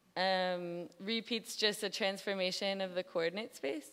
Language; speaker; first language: English; native; English